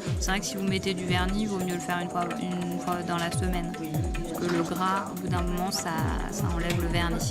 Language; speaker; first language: French; native; French